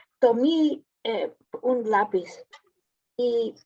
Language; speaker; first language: Spanish; early bilingual, heritage; Ladino